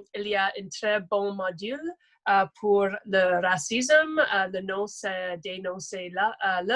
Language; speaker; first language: French; non-native, local second language; English